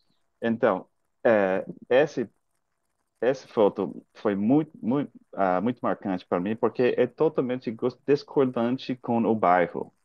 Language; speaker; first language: Portuguese; non-native, fluent; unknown